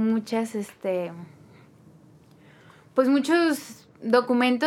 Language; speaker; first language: Spanish; native; Spanish